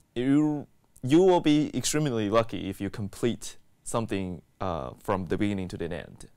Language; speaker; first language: English; native; English